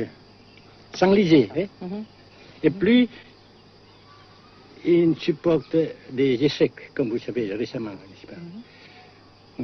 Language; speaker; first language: French; non-native, fluent; Vietnamese